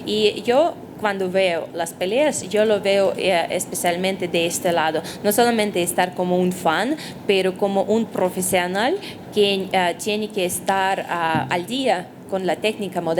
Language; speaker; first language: Spanish; non-native, fluent; Russian